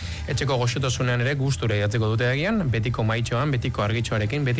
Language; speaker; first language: Basque; native; Basque